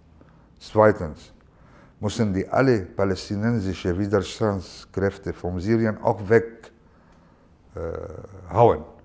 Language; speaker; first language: German; non-native, learner; Arabic